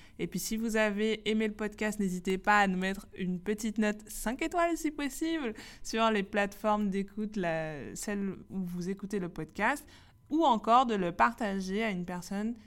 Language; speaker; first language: French; native; French